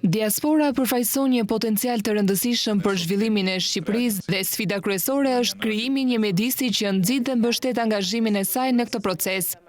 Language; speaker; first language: Albanian; native; Albanian